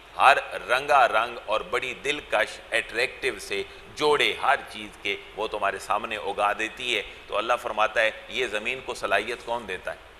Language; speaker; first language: Urdu; non-native, local second language; Punjabi